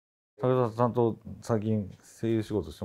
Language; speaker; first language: Japanese; native; Japanese